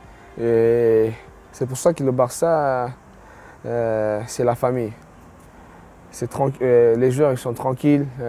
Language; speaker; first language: French; non-native, fluent; Portuguese